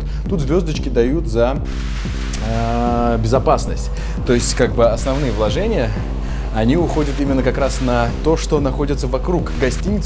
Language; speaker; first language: Russian; native; Russian